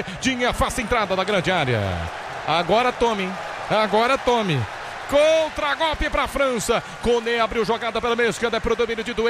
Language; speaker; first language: Portuguese; native; Portuguese